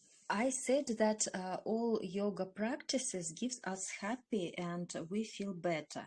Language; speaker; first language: English; non-native, learner; Russian